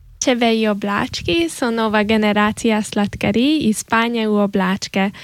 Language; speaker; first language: Slovenian; early bilingual, heritage; Slovenian